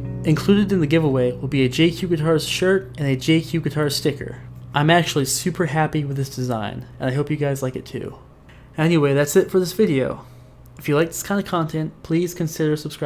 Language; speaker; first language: English; native; English